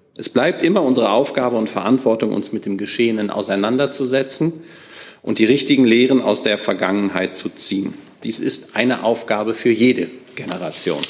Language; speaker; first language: German; native; German